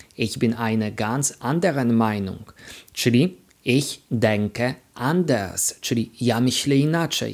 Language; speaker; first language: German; non-native, fluent; Polish